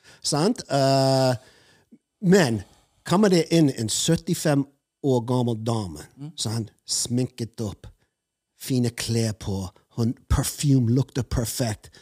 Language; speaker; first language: Norwegian; non-native, fluent; English